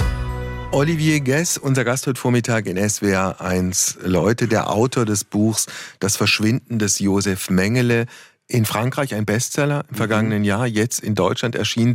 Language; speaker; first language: German; native; German